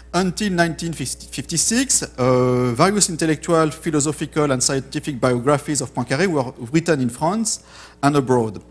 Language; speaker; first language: English; non-native, fluent; French